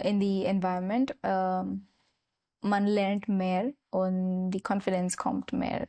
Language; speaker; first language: German; non-native, learner; Marathi